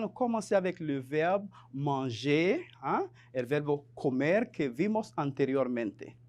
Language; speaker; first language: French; non-native, fluent; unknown